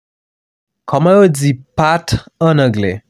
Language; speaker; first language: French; non-native, local second language; Haitian Creole